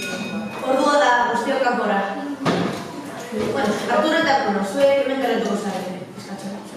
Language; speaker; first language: Basque; non-native, local second language; Spanish